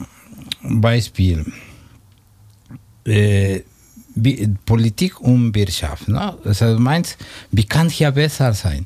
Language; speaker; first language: German; non-native, fluent; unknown